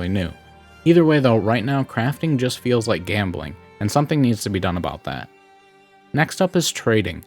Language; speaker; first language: English; native; English